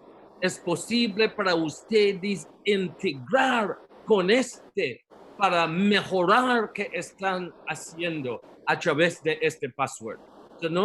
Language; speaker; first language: Spanish; non-native, learner; Portuguese